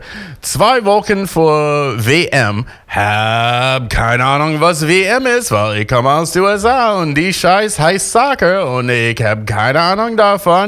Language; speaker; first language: German; non-native, fluent; English